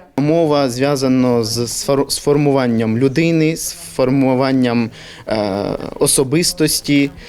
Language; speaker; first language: Ukrainian; non-native, local second language; Turkish